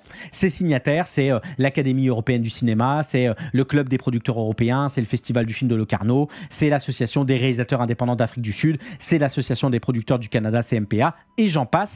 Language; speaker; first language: French; native; French